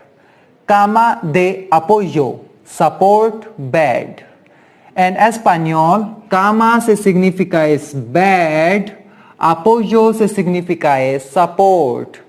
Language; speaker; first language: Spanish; non-native, learner; Hindi